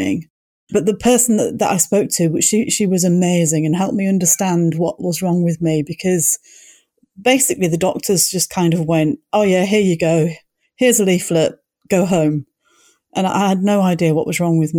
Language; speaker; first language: English; native; English